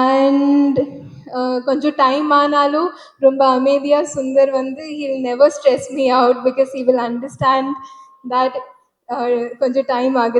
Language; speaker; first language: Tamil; non-native, learner; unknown